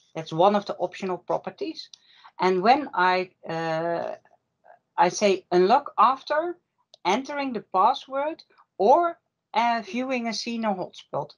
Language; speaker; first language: English; non-native, fluent; Dutch